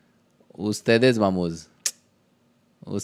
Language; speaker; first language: Spanish; non-native, learner; Hindi